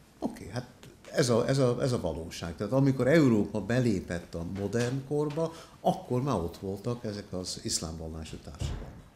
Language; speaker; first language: Hungarian; early bilingual, heritage; Hungarian